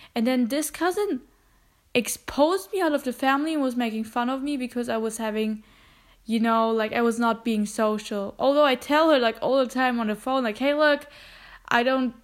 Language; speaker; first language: English; non-native, fluent; German